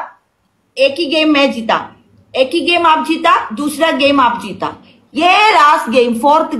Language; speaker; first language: Hindi; non-native, learner; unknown